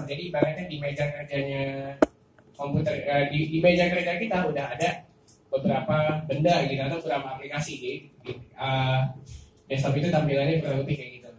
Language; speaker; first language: Indonesian; native; Indonesian